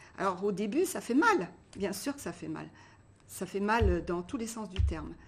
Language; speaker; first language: French; early bilingual, other home language; Portuguese